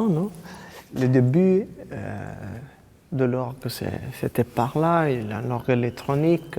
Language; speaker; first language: French; non-native, learner; Italian